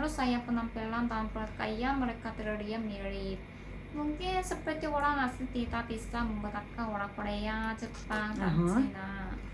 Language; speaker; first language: Indonesian; non-native, learner; Korean